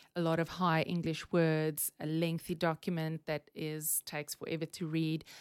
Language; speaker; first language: English; non-native, local second language; Afrikaans